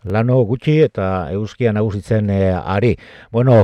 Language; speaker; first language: Basque; native; Basque